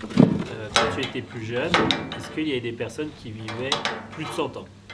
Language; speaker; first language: French; native; French